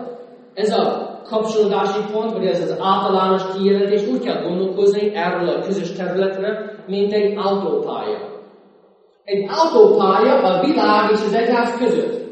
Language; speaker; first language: Hungarian; non-native, fluent; English